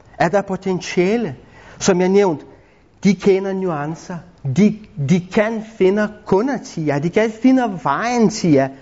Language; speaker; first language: Danish; non-native, fluent; Lithuanian